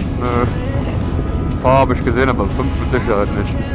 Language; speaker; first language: German; native; German